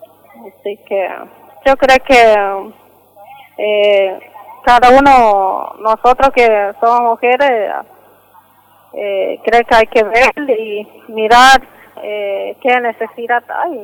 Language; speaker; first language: Spanish; non-native, local second language; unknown